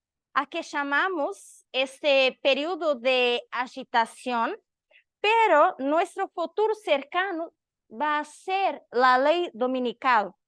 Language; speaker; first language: Spanish; non-native, learner; Portuguese